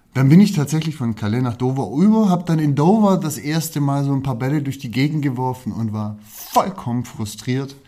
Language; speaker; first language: German; native; German